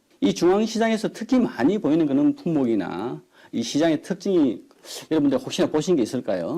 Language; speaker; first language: Korean; native; Korean